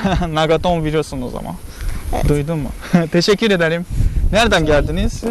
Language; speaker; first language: Turkish; non-native, fluent; Japanese